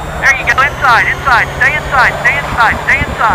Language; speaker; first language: English; native; English